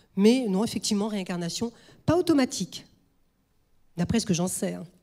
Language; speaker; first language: French; native; French